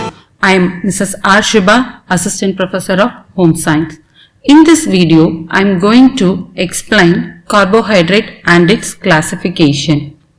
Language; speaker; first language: English; non-native, local second language; Tamil